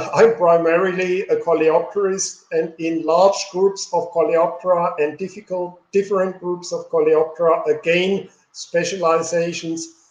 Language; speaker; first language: English; non-native, fluent; German